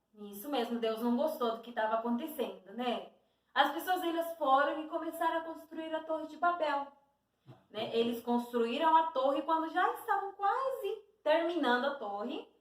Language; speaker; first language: Portuguese; native; Portuguese